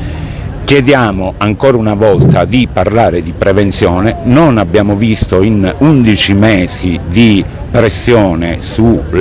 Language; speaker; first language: Italian; native; Italian